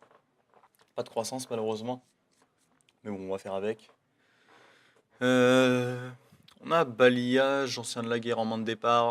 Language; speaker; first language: French; native; French